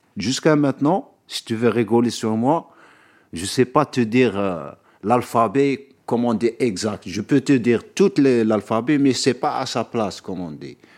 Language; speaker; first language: French; non-native, local second language; Arabic